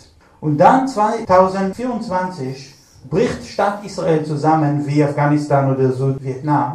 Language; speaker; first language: German; non-native, fluent; Hebrew